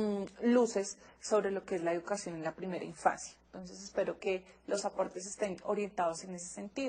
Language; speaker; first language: Spanish; native; Spanish